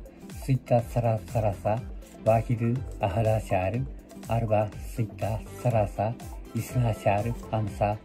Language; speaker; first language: Arabic; non-native, learner; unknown